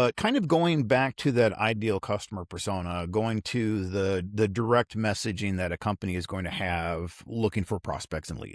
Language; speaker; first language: English; native; English